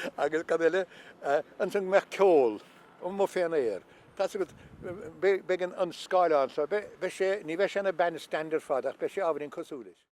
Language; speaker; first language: Irish; native; Irish